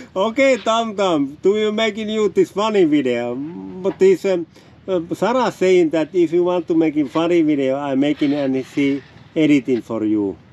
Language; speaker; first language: English; non-native, learner; Finnish